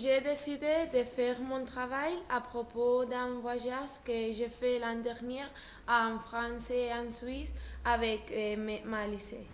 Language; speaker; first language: French; non-native, learner; Spanish